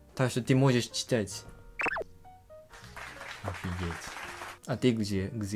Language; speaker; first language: Russian; non-native, fluent; Japanese